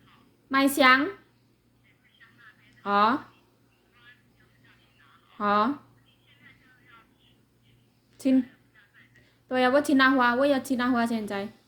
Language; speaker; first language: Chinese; non-native, local second language; Indonesian